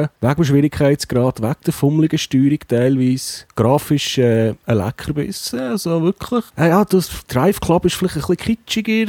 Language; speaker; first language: German; native; German